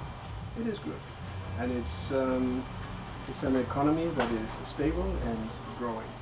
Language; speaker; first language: English; non-native, fluent; Danish